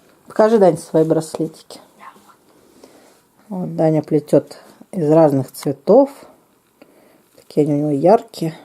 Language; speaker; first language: Russian; native; Russian